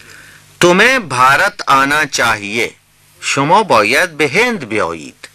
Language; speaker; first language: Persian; non-native, fluent; Urdu